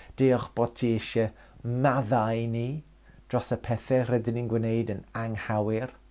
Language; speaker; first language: Welsh; non-native, local second language; English